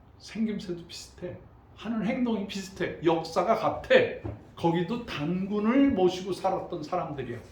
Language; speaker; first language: Korean; native; Korean